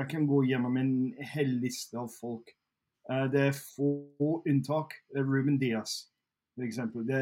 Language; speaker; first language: Norwegian; non-native, fluent; English